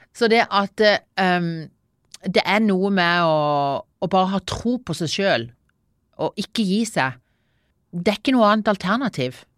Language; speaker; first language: Norwegian; native; Norwegian